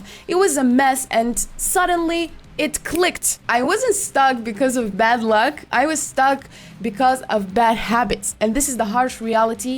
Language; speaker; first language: English; non-native, fluent; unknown